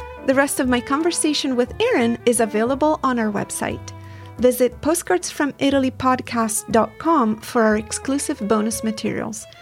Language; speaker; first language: English; non-native, fluent; Italian